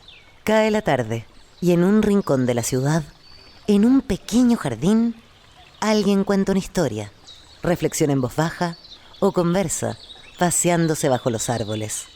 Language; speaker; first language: Spanish; native; Spanish